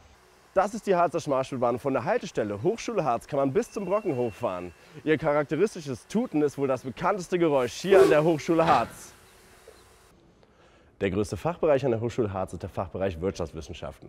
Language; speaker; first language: German; native; German